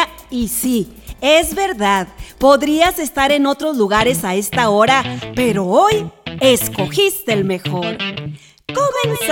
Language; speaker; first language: Spanish; native; Spanish